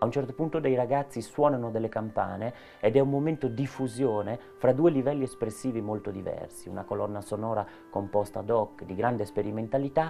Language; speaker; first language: Italian; native; Italian